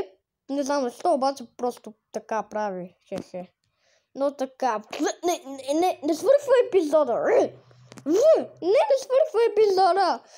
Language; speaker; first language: Bulgarian; native; Bulgarian